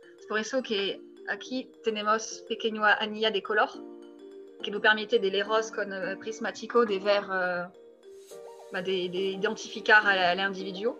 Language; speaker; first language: Spanish; non-native, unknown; French